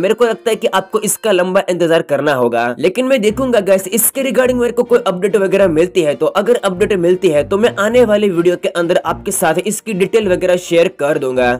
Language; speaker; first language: Hindi; native; Hindi